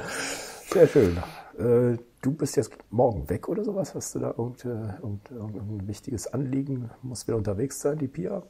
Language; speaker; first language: German; native; German